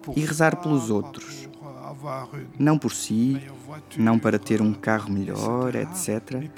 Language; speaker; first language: Portuguese; non-native, fluent; Luxembourgish